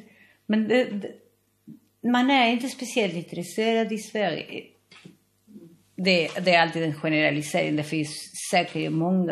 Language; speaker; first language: Swedish; non-native, fluent; Spanish